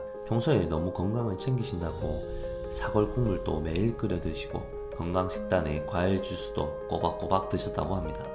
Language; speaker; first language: Korean; native; Korean